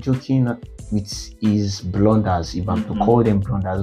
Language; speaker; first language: English; non-native, local second language; Yoruba